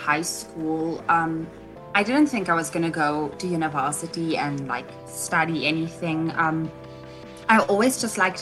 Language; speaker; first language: English; native; English